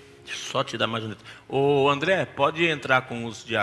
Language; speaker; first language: Portuguese; native; Portuguese